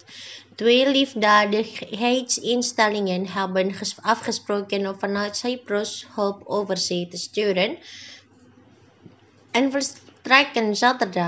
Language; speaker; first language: Dutch; non-native, fluent; Indonesian